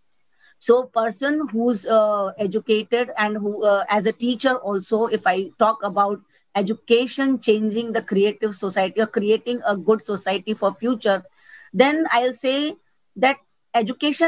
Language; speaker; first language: English; non-native, local second language; Gujarati